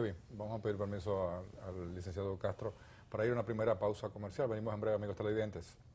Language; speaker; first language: Spanish; native; Spanish